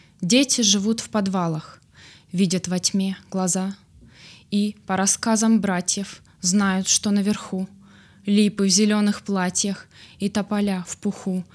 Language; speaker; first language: Russian; native; Russian